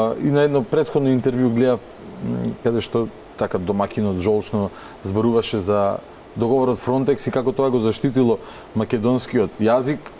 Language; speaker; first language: Macedonian; native; Macedonian